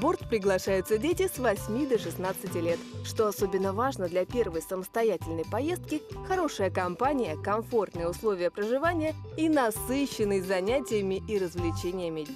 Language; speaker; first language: Russian; native; Russian